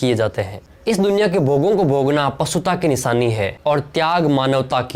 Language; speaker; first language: Hindi; native; Hindi